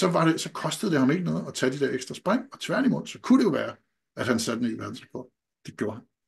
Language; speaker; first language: Danish; native; Danish